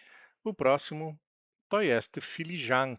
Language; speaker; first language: Polish; non-native, learner; Portuguese